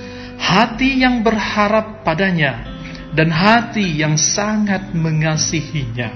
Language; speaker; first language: Indonesian; native; Indonesian